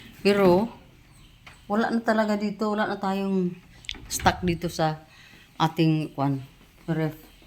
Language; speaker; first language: Filipino; non-native, local second language; Cebuano